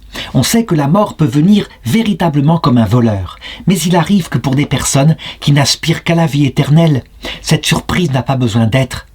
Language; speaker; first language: French; native; French